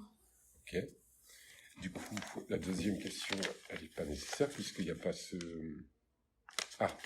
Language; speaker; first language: French; native; French